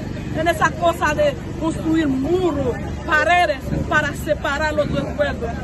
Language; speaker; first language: Spanish; non-native, fluent; Haitian Creole